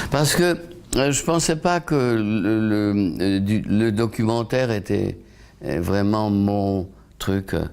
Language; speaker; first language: French; non-native, fluent; Polish